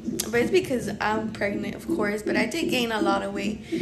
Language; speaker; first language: English; early bilingual, other home language; Spanish